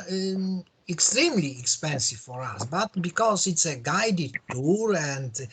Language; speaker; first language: English; non-native, learner; Polish